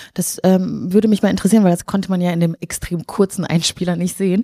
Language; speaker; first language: German; native; German